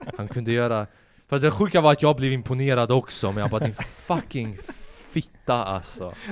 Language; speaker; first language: Swedish; early bilingual, other home language; Albanian